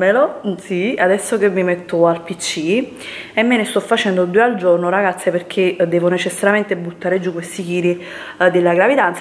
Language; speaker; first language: Italian; native; Italian